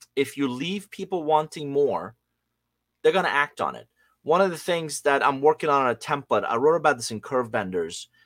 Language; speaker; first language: English; non-native, fluent; Persian